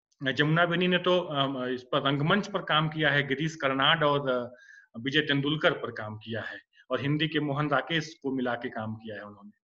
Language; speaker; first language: Hindi; native; Hindi